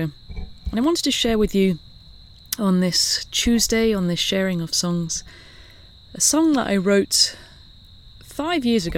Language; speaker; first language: English; native; English